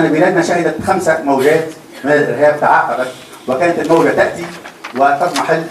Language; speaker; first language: Arabic; native; Arabic